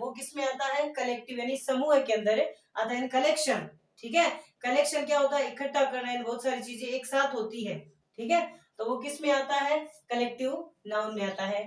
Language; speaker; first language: Hindi; native; Hindi